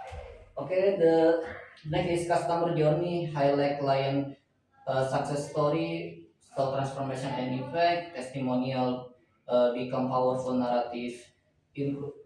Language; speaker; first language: English; non-native, learner; Indonesian